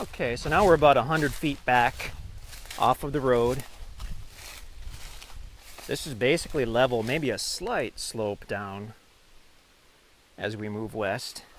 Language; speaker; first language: English; native; English